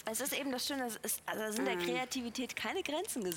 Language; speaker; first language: German; native; German